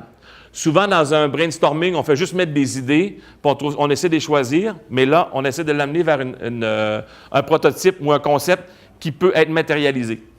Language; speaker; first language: French; native; French